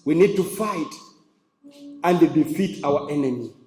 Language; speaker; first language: English; non-native, local second language; Swahili